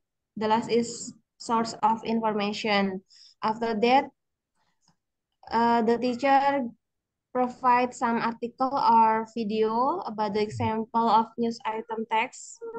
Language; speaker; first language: English; non-native, learner; Indonesian